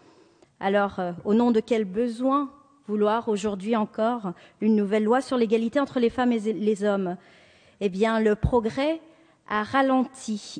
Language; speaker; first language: French; native; French